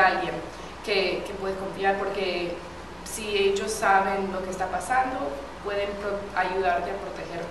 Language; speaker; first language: Spanish; non-native, fluent; English